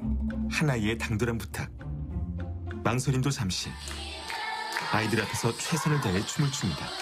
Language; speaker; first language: Korean; native; Korean